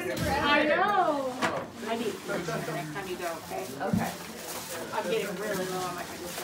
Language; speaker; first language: English; native; English